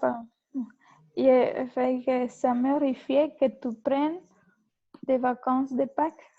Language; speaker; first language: French; non-native, learner; Spanish